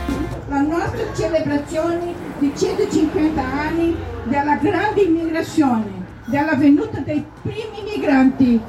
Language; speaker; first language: Italian; non-native, fluent; Portuguese